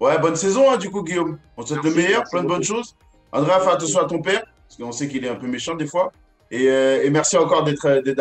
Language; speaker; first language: French; native; French